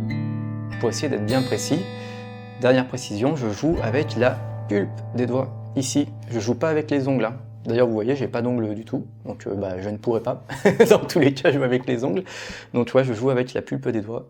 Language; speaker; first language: French; native; French